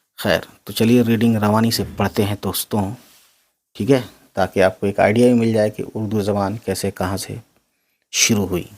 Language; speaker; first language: Urdu; native; Urdu